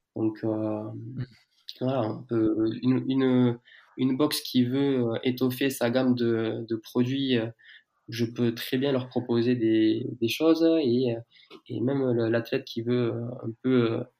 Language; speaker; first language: French; native; French